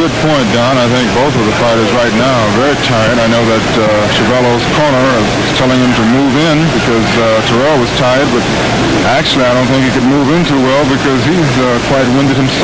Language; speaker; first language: English; native; English